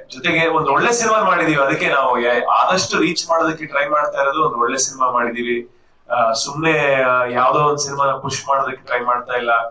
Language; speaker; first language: Kannada; native; Kannada